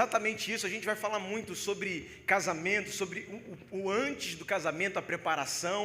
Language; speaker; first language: Portuguese; native; Portuguese